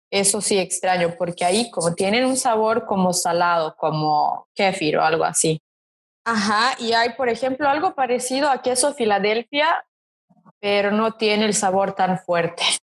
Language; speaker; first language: Spanish; non-native, fluent; Serbian